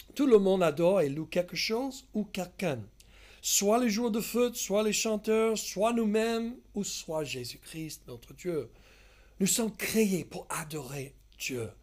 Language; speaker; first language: French; non-native, fluent; English